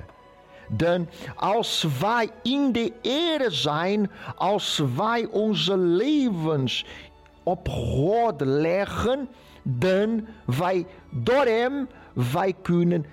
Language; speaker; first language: Dutch; non-native, fluent; Portuguese